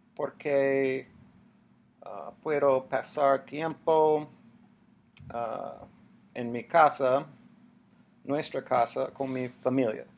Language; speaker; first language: Spanish; non-native, learner; English